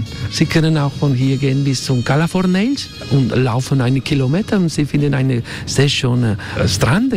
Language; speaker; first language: German; non-native, learner; Spanish